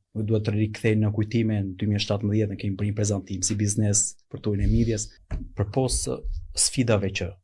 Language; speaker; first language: Albanian; native; Albanian